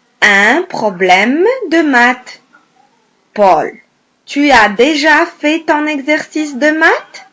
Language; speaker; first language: French; non-native, fluent; Arabic